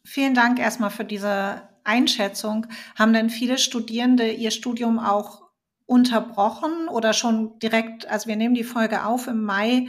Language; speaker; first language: German; native; German